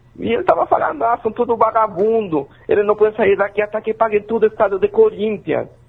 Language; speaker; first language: Portuguese; non-native, fluent; Spanish